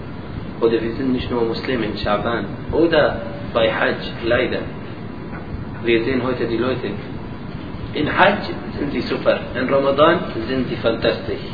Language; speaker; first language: German; non-native, learner; Arabic